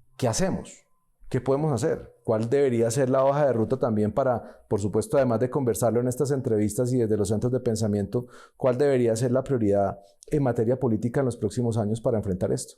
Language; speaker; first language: Spanish; native; Spanish